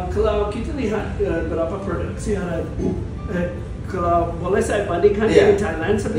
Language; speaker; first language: Indonesian; non-native, fluent; English